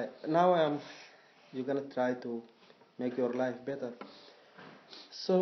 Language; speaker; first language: English; non-native, learner; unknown